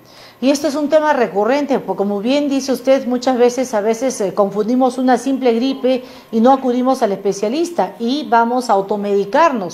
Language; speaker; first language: Spanish; native; Spanish